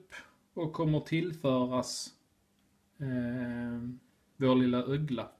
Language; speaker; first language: Swedish; native; Swedish